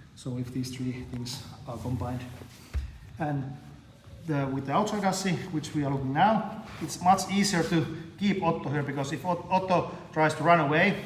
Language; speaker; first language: English; non-native, fluent; Finnish